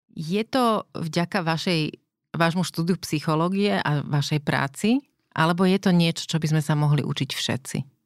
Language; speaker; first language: Slovak; native; Slovak